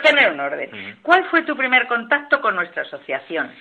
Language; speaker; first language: Spanish; native; Spanish